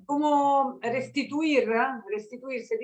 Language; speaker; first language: Spanish; non-native, learner; Italian